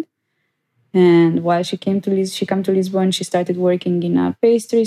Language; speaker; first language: English; non-native, fluent; Romanian